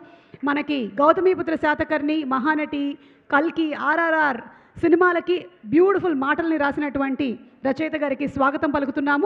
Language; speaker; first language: Telugu; native; Telugu